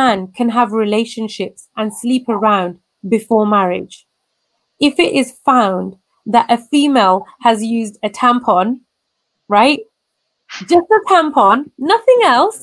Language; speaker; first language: English; native; English